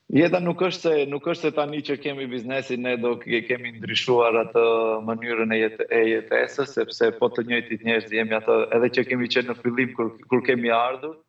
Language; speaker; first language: Albanian; native; Albanian